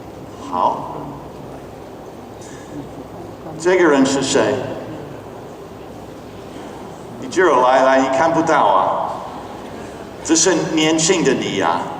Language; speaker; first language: Chinese; non-native, fluent; English